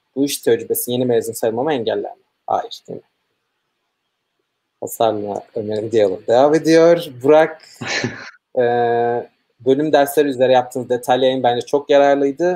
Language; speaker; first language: Turkish; native; Turkish